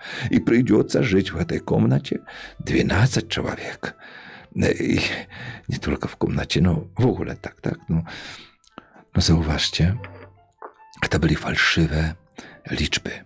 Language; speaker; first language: Polish; non-native, local second language; Belarusian